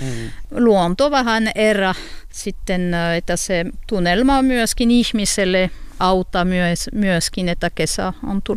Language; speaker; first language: Finnish; non-native, learner; French